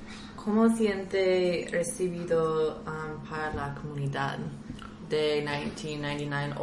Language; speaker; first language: Spanish; non-native, learner; English